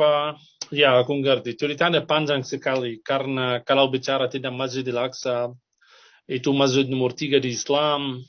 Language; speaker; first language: Indonesian; non-native, fluent; Arabic